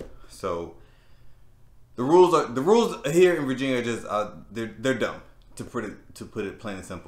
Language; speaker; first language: English; native; English